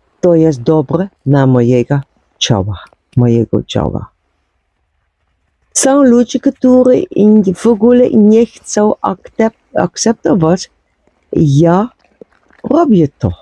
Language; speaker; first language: Polish; non-native, learner; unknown